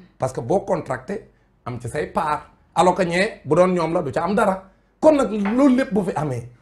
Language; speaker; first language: Wolof; native; Wolof